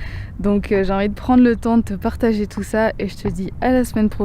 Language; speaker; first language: French; native; French